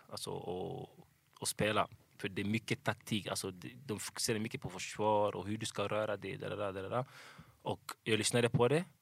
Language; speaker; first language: Swedish; early bilingual, other home language; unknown